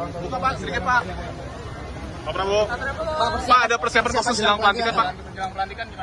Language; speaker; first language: Indonesian; native; Indonesian